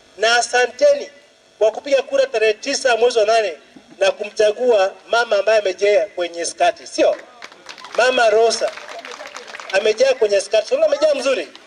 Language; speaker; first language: Swahili; non-native, local second language; Luo (Kenya and Tanzania)